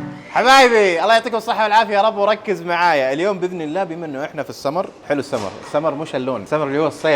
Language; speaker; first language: Arabic; native; Arabic